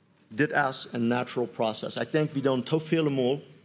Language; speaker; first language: German; native; German